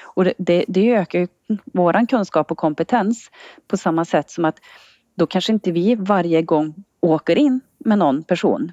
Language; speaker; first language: Swedish; native; Swedish